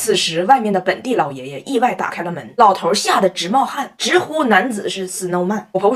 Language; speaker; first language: Chinese; native; Chinese